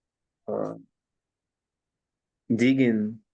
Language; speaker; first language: German; non-native, learner; Portuguese